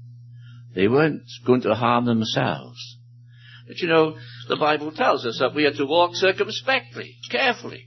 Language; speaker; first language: English; native; English